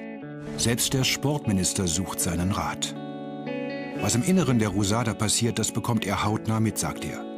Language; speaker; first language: German; native; German